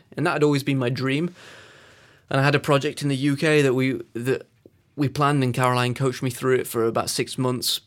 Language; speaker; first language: English; native; English